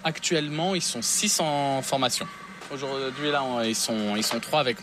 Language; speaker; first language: French; native; French